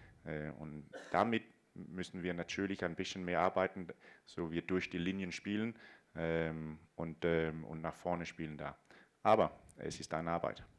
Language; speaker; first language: German; non-native, fluent; Danish